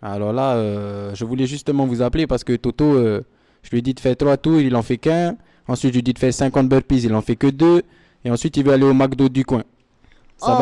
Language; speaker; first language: French; native; French